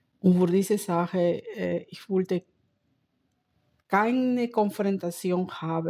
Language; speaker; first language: German; non-native, learner; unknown